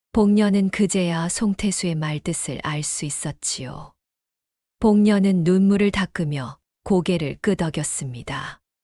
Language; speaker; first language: Korean; native; Korean